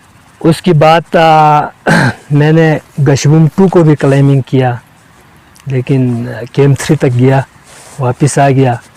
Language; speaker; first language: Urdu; non-native, local second language; Balti